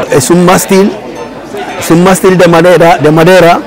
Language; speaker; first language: Spanish; non-native, fluent; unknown